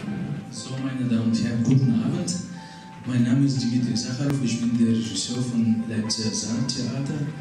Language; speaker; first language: German; non-native, fluent; Russian